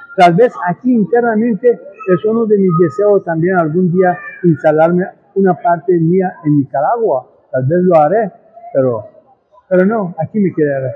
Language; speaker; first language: Spanish; non-native, fluent; Persian